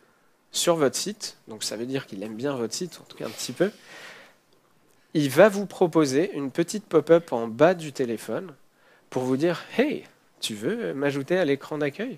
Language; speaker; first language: French; native; French